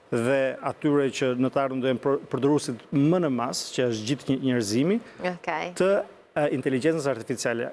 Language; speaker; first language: Albanian; native; Albanian